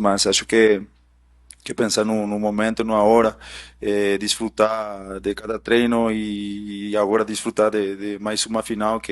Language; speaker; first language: Portuguese; non-native, fluent; Spanish